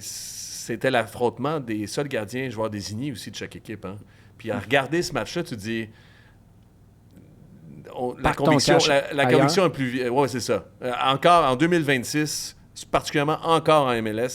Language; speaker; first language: French; native; French